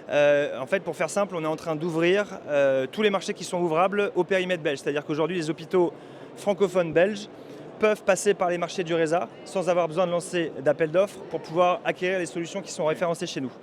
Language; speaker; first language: French; native; French